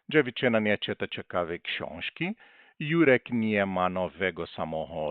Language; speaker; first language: Polish; non-native, learner; Portuguese